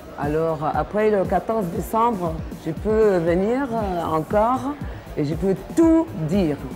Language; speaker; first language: French; non-native, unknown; English